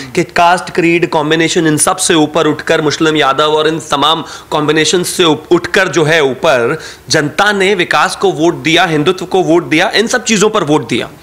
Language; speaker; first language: Hindi; native; Hindi